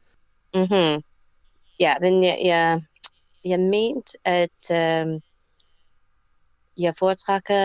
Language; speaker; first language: Danish; non-native, learner; English